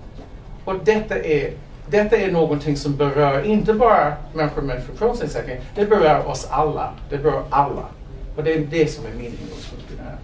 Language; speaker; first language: Swedish; non-native, fluent; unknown